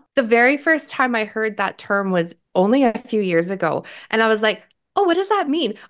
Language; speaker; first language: English; native; English